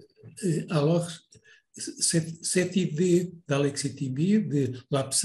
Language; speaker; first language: French; non-native, fluent; Portuguese